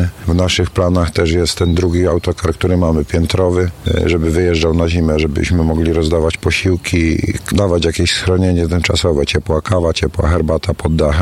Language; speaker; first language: Polish; native; Polish